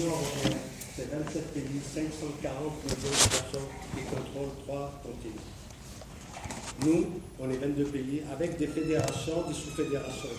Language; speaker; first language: French; native; French